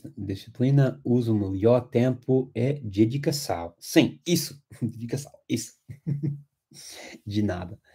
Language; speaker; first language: Portuguese; non-native, fluent; English